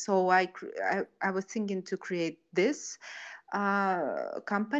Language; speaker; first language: English; non-native, fluent; Kazakh